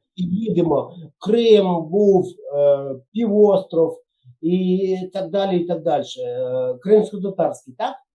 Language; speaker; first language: Ukrainian; non-native, local second language; Russian